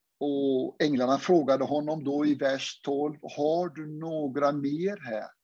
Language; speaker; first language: Swedish; non-native, fluent; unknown